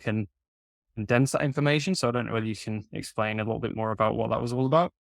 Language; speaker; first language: English; native; English